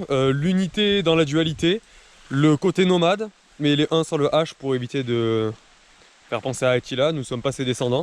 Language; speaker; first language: French; native; French